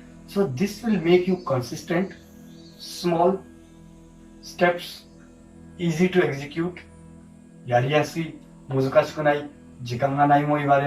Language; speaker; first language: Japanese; non-native, fluent; Hindi